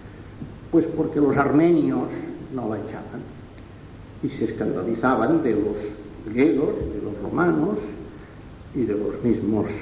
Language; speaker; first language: Spanish; non-native, local second language; Catalan